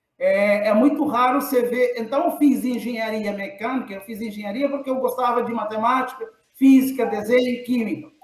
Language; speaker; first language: Portuguese; non-native, local second language; Kabuverdianu